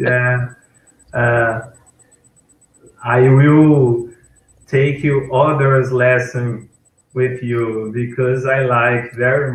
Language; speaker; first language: English; non-native, learner; Portuguese